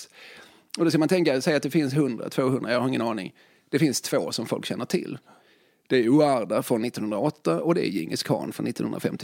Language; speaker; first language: Swedish; native; Swedish